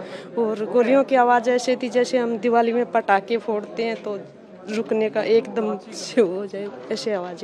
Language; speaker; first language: Hindi; native; Hindi